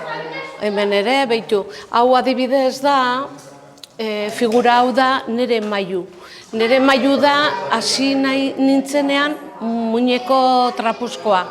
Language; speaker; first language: Basque; non-native, local second language; Spanish